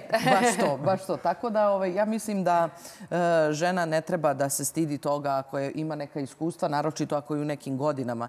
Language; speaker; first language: Serbian; native; Serbian